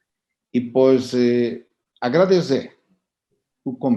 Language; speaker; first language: Portuguese; non-native, fluent; Spanish